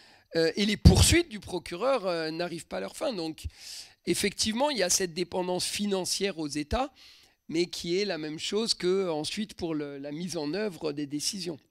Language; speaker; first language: French; native; French